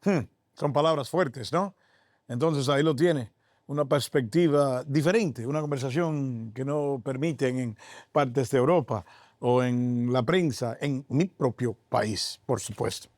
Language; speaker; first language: Spanish; native; Spanish